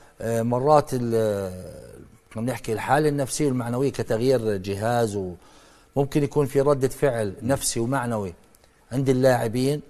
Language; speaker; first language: Arabic; native; Arabic